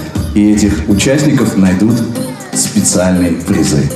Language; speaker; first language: Russian; native; Russian